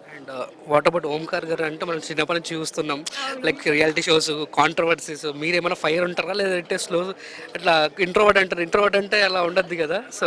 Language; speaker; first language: Telugu; native; Telugu